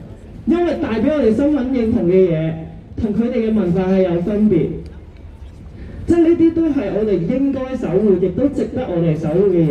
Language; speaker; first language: Cantonese; native; Cantonese